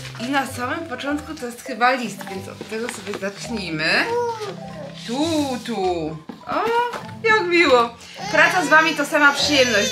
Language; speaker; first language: Polish; native; Polish